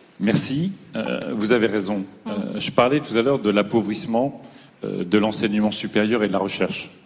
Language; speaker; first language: French; native; French